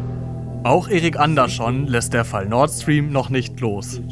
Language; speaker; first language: German; native; German